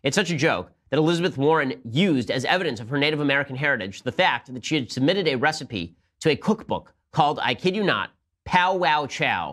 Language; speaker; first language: English; native; English